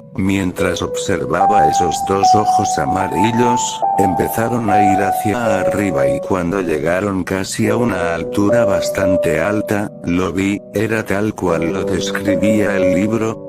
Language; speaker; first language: Spanish; native; Spanish